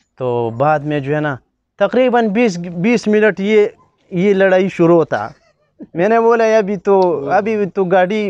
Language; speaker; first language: Urdu; non-native, local second language; Pashto